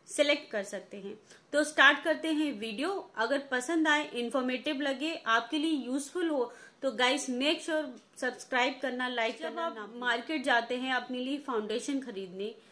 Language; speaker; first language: Hindi; native; Hindi